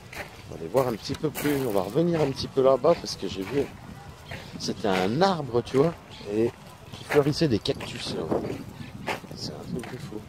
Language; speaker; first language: French; native; French